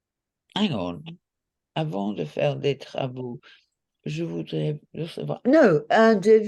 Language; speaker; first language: French; non-native, learner; English